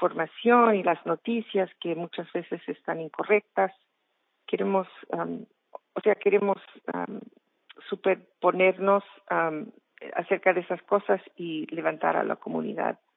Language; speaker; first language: Spanish; non-native, fluent; English